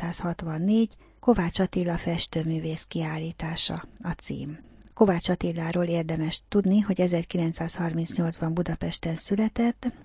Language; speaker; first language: Hungarian; native; Hungarian